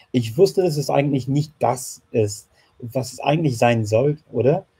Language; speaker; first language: German; non-native, fluent; English